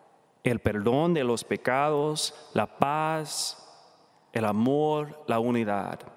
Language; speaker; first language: Spanish; non-native, learner; English